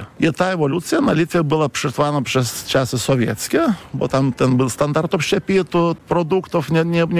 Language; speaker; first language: Polish; non-native, fluent; Lithuanian